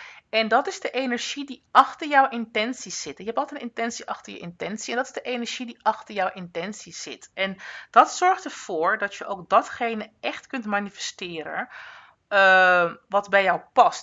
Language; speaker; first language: Dutch; native; Dutch